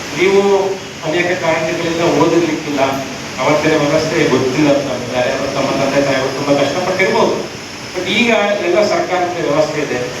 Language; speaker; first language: Kannada; native; Kannada